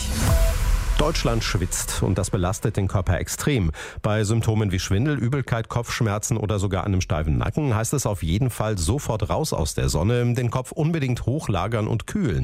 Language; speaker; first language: German; native; German